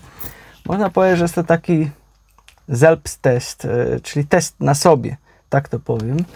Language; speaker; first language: Polish; native; Polish